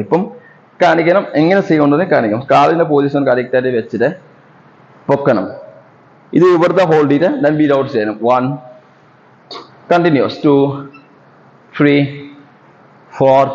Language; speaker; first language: Malayalam; non-native, learner; Assamese